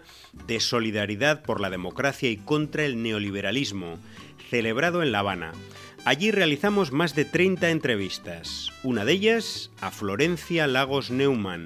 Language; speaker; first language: Spanish; native; Spanish